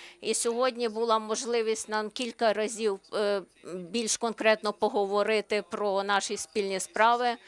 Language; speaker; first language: Ukrainian; non-native, learner; Slovenian